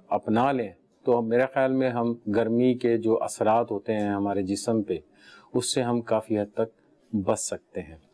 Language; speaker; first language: Urdu; native; Urdu